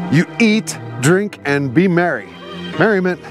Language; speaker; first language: English; native; English